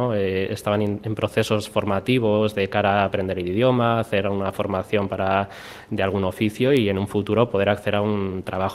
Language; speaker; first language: Spanish; native; Spanish